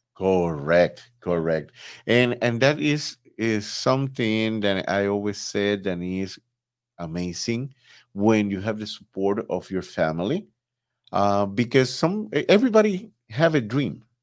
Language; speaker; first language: English; non-native, fluent; Spanish